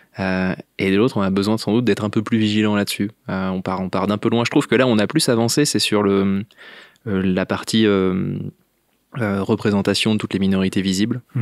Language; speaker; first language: French; native; French